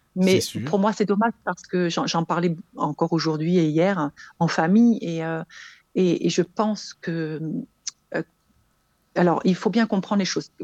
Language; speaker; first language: French; native; French